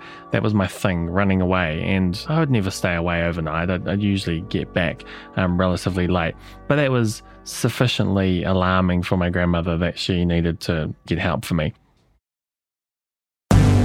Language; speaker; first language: English; native; English